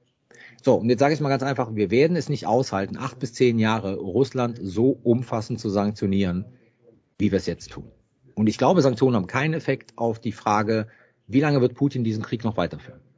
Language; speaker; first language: German; native; German